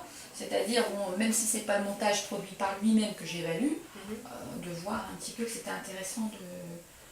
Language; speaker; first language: French; native; French